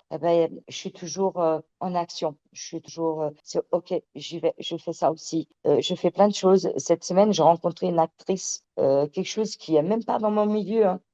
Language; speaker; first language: French; early bilingual, other home language; Portuguese